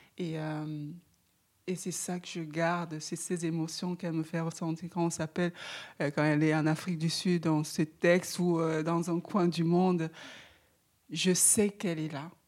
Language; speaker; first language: French; native; French